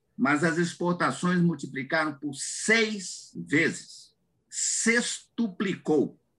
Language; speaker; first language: Portuguese; native; Portuguese